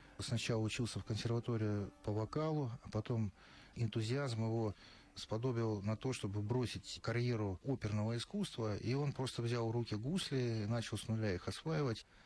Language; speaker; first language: Russian; native; Russian